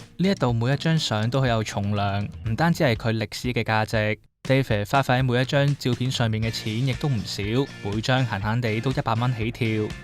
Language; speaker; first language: Cantonese; native; Cantonese